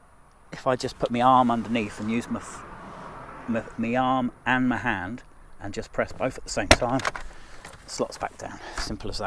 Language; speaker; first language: English; native; English